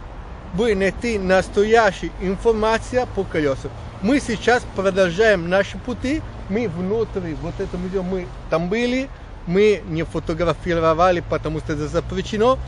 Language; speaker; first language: Russian; non-native, learner; Italian